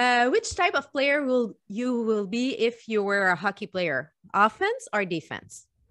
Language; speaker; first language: English; non-native, fluent; French